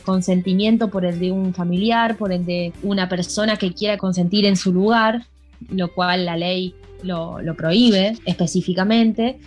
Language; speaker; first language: Spanish; native; Spanish